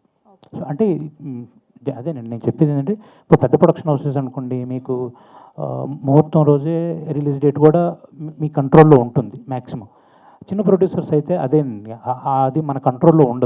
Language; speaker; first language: Telugu; native; Telugu